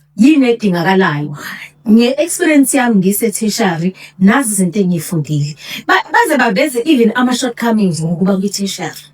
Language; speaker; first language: Zulu; native; Zulu